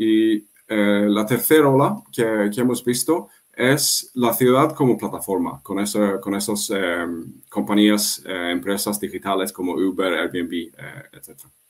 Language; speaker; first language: Spanish; non-native, fluent; Swedish